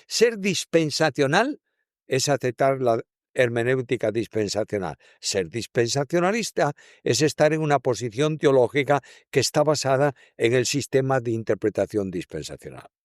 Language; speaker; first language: Spanish; native; Spanish